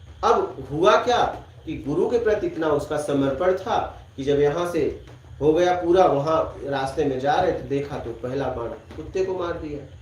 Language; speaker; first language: Hindi; native; Hindi